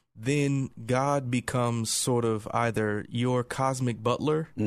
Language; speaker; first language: English; native; English